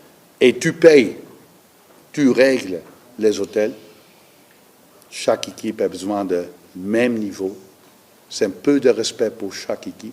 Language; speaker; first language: French; non-native, learner; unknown